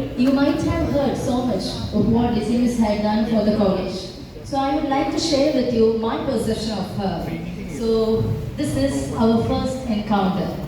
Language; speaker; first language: English; non-native, local second language; Malayalam